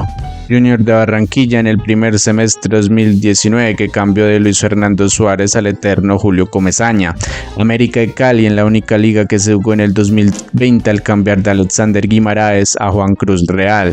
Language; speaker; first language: Spanish; native; Spanish